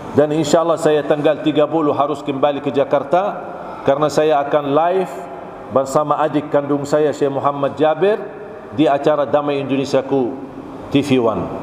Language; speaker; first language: Malay; non-native, fluent; Arabic